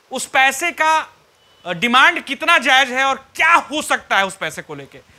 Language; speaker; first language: Hindi; native; Hindi